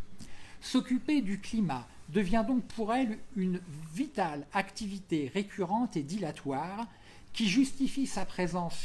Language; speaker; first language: French; native; French